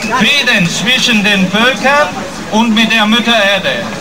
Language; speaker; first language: German; non-native, learner; Spanish